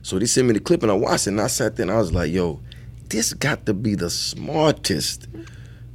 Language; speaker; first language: English; native; English